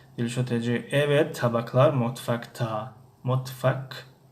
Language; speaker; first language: Turkish; non-native, fluent; Tajik